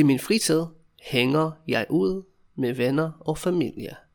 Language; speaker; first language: Danish; non-native, fluent; English